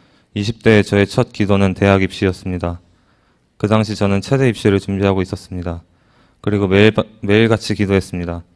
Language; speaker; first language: Korean; native; Korean